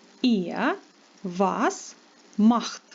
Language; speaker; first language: German; non-native, fluent; Ukrainian